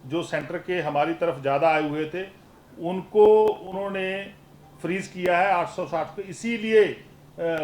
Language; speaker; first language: Hindi; non-native, local second language; Punjabi